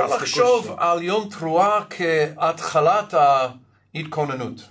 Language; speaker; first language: Hebrew; non-native, fluent; English